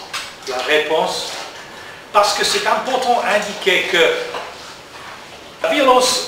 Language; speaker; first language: French; non-native, learner; English